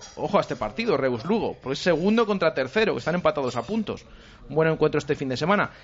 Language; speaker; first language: Spanish; native; Spanish